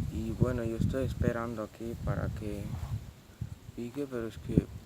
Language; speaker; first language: Spanish; non-native, local second language; Catalan